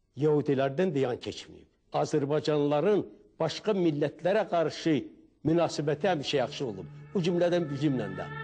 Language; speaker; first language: Azerbaijani; non-native, local second language; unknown